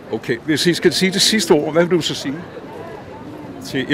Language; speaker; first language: Danish; native; Danish